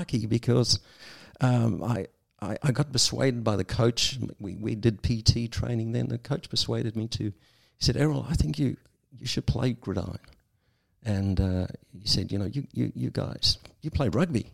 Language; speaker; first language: English; native; English